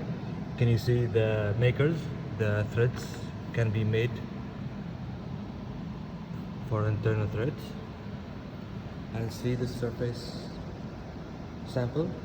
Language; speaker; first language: English; non-native, local second language; Arabic